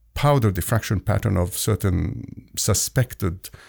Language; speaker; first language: English; non-native, fluent; Arabic